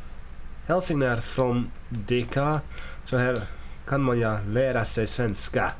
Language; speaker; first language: Swedish; non-native, learner; English